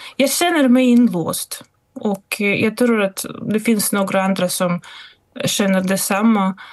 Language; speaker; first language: Swedish; non-native, fluent; Russian